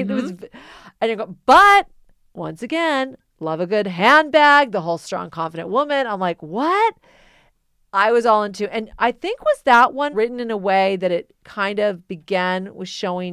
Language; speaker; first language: English; native; English